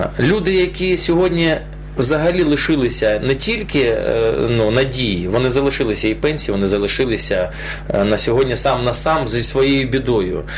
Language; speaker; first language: Ukrainian; non-native, local second language; Russian